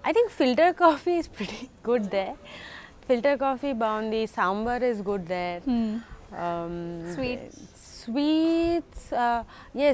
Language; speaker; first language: Telugu; non-native, learner; Bangla